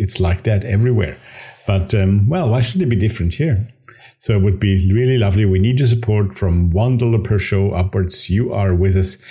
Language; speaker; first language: English; non-native, fluent; German